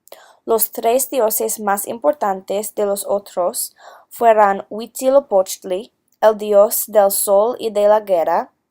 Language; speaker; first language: Spanish; non-native, learner; English